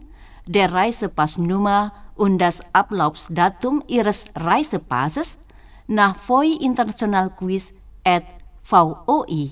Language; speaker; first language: German; non-native, fluent; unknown